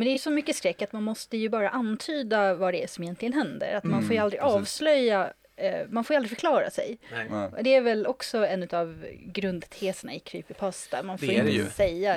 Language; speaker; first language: Swedish; native; Swedish